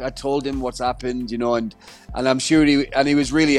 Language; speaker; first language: English; native; English